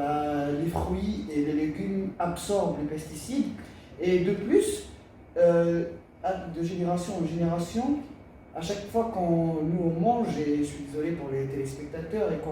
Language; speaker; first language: French; native; French